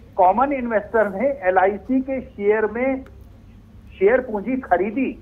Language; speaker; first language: Hindi; native; Hindi